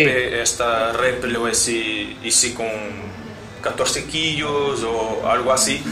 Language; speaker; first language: Spanish; non-native, learner; Portuguese